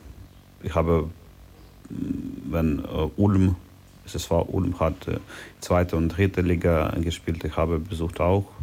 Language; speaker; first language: German; non-native, learner; Ukrainian